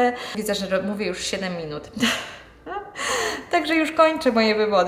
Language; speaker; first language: Polish; native; Polish